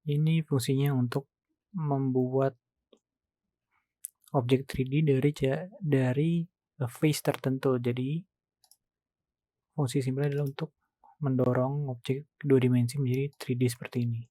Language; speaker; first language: Indonesian; native; Indonesian